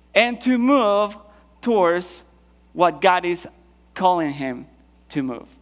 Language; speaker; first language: English; non-native, fluent; Spanish